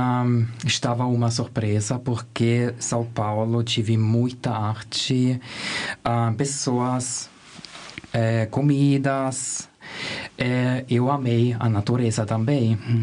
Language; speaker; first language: Portuguese; non-native, learner; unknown